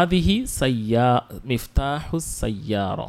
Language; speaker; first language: Arabic; non-native, fluent; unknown